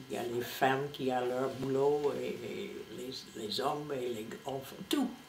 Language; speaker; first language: French; non-native, fluent; English